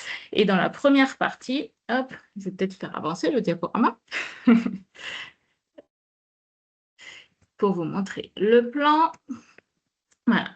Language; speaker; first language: French; native; French